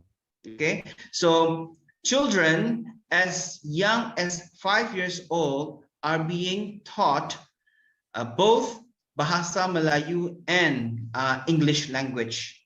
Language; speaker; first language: English; non-native, local second language; Malay